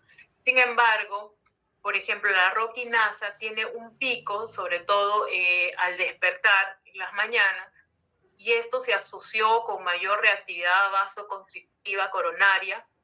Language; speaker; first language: Spanish; native; Spanish